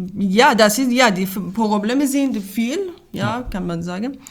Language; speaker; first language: German; non-native, learner; Persian